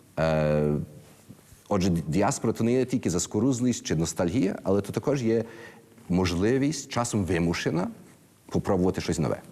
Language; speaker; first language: Ukrainian; early bilingual, heritage; Ukrainian